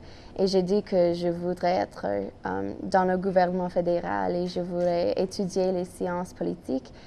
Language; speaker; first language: French; non-native, local second language; English